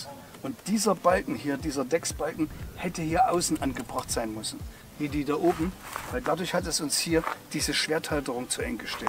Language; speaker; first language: German; native; German